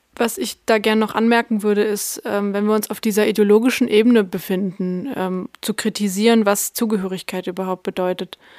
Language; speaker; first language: German; early bilingual, other home language; Russian